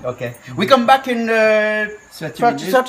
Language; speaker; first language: English; non-native, learner; Réunion Creole French